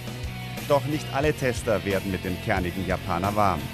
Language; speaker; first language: German; native; German